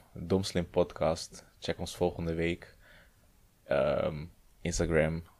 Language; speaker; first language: Dutch; native; Dutch